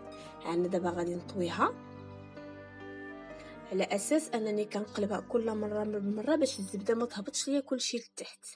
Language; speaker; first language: Arabic; native; Arabic